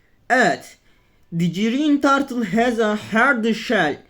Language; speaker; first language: English; non-native, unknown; Turkish